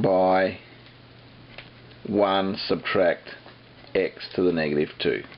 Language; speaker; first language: English; native; English